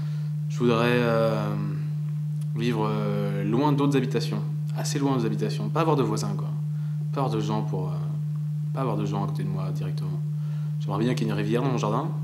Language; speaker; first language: French; native; French